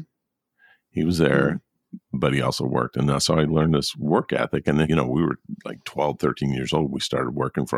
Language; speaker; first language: English; native; English